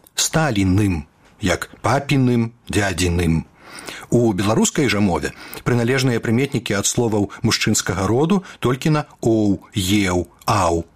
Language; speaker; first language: Belarusian; native; Belarusian